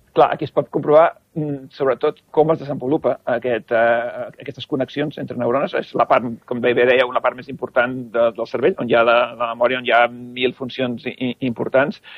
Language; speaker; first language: Catalan; native; Catalan